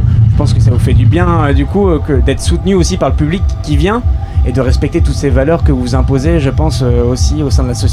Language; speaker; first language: French; native; French